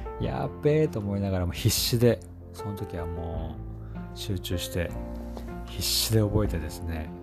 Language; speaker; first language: Japanese; native; Japanese